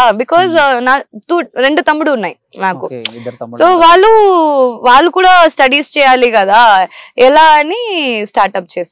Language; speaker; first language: Telugu; non-native, local second language; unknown